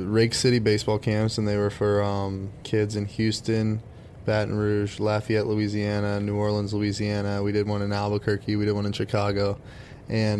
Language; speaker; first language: English; native; English